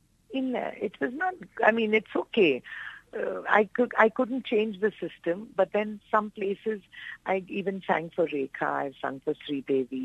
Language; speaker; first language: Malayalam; non-native, local second language; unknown